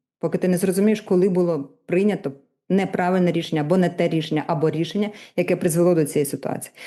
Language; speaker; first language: Ukrainian; non-native, local second language; Russian